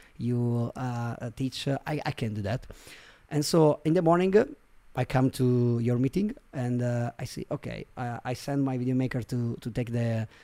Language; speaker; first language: English; non-native, fluent; Italian